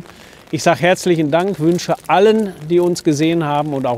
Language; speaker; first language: German; native; German